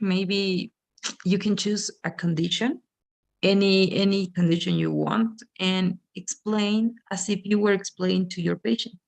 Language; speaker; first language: English; non-native, fluent; Spanish